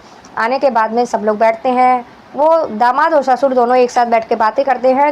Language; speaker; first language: Hindi; native; Hindi